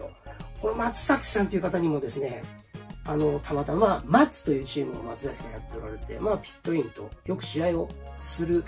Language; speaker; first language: Japanese; native; Japanese